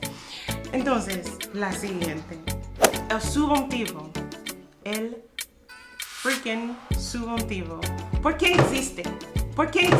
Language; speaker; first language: Spanish; non-native, fluent; English